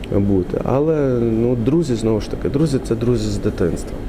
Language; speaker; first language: Ukrainian; native; Ukrainian